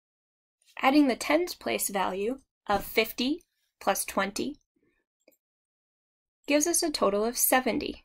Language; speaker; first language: English; native; English